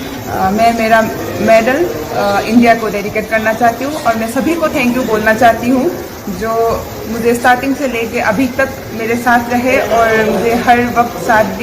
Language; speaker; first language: Hindi; non-native, local second language; Assamese